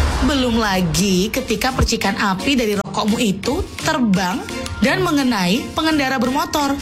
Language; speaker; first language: Indonesian; native; Indonesian